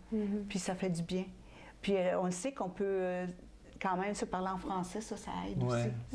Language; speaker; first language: French; native; French